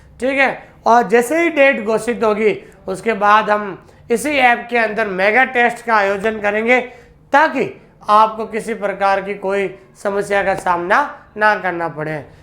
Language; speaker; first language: Hindi; native; Hindi